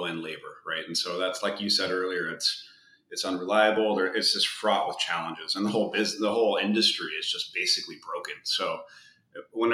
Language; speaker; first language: English; native; English